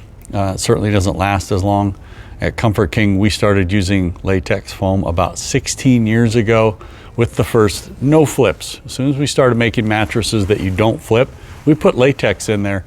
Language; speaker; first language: English; native; English